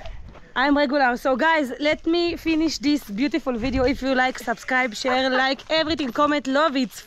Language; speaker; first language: English; non-native, learner; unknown